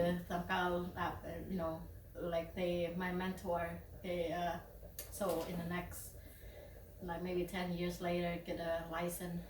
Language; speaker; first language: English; early bilingual, heritage; English